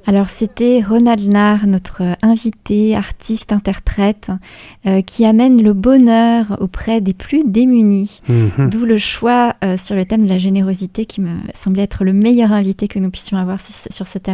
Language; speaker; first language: French; native; French